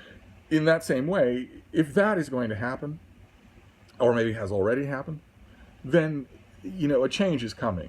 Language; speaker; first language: English; native; English